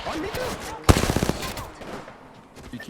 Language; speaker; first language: English; native; English